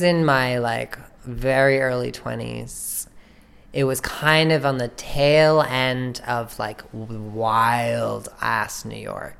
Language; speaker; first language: English; native; English